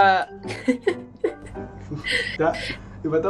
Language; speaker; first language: Russian; non-native, learner; Indonesian